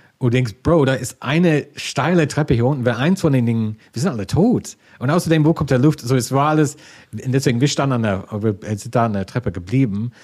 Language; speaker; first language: German; non-native, fluent; English